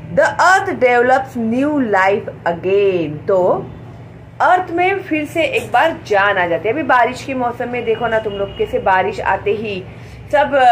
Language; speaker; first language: Hindi; non-native, local second language; Marathi